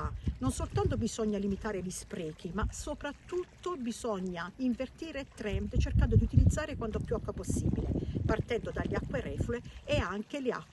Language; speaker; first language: Italian; native; Italian